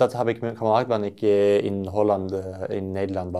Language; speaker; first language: German; non-native, learner; Norwegian